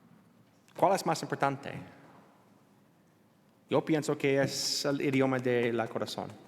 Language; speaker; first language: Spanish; non-native, learner; English